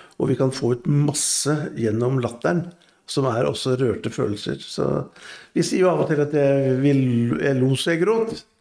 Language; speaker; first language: Norwegian; native; Norwegian